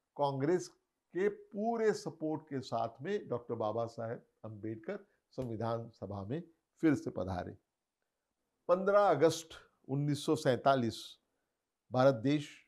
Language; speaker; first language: Hindi; non-native, local second language; Marathi